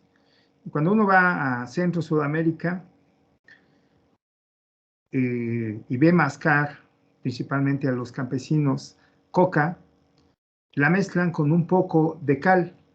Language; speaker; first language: Spanish; native; Spanish